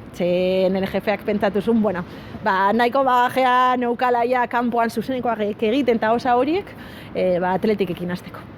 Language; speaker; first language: Basque; non-native, local second language; Spanish